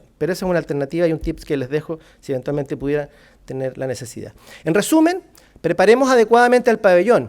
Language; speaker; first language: Spanish; native; Spanish